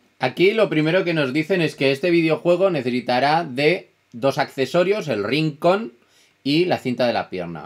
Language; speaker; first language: Spanish; non-native, fluent; Italian